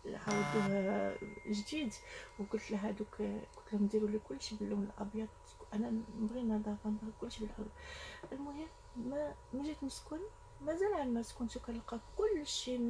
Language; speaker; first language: Arabic; native; Arabic